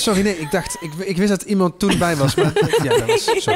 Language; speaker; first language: Dutch; native; Dutch